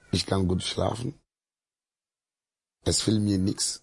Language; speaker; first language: German; non-native, learner; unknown